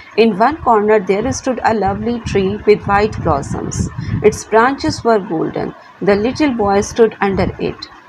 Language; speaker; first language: English; non-native, local second language; Hindi